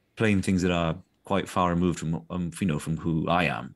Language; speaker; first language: English; native; English